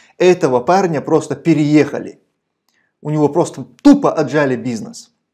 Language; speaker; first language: Russian; non-native, local second language; Chechen